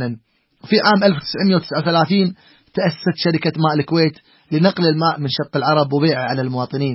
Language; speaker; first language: Arabic; native; Arabic